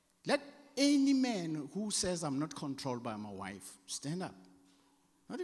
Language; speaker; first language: English; non-native, local second language; Southern Sotho